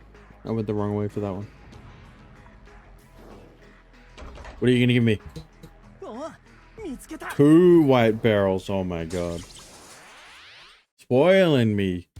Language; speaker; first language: English; native; English